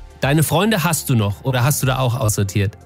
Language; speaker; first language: German; native; German